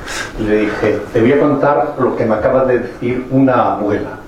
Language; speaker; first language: Spanish; native; Spanish